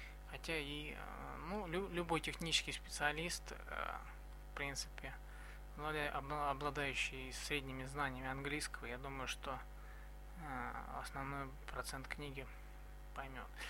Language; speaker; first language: Russian; native; Russian